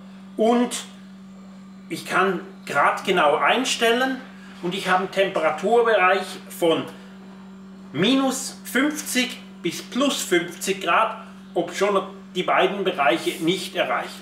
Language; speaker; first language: German; native; German